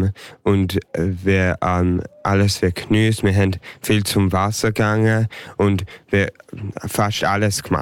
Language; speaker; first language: German; early bilingual, heritage; English